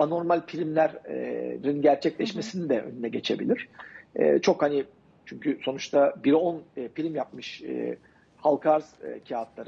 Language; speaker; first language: Turkish; native; Turkish